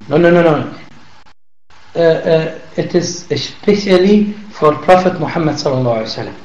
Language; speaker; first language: English; non-native, learner; Arabic